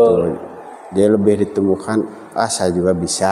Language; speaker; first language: Indonesian; native; Indonesian